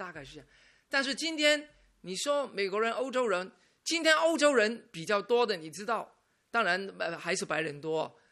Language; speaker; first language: Chinese; non-native, local second language; Cantonese